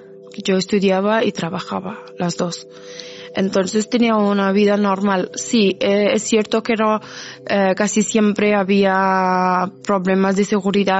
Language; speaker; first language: Spanish; non-native, fluent; Persian